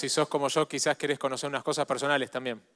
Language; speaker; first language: Spanish; native; Spanish